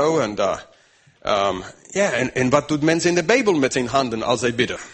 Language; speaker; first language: Dutch; non-native, fluent; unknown